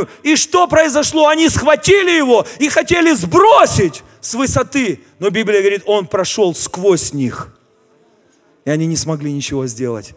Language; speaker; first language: Russian; native; Russian